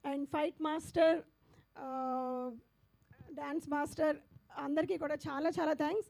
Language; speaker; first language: Telugu; native; Telugu